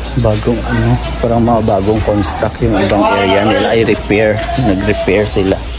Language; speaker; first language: Filipino; non-native, local second language; Cebuano